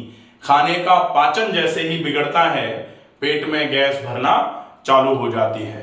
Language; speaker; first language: Hindi; native; Hindi